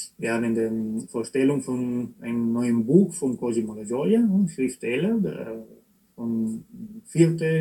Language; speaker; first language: German; non-native, fluent; Italian